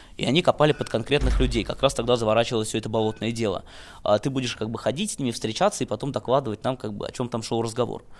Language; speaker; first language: Russian; native; Russian